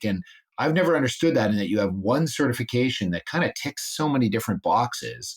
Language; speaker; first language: English; native; English